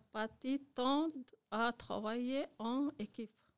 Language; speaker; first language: French; non-native, learner; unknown